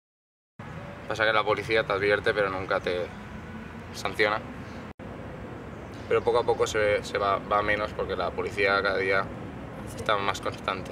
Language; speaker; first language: Spanish; native; Spanish